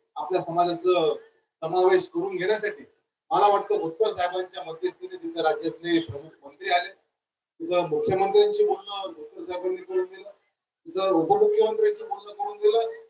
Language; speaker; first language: Marathi; non-native, local second language; Lambadi